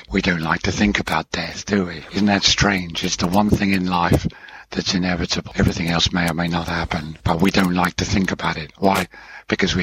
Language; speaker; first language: English; native; English